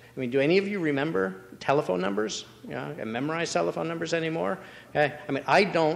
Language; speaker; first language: English; native; English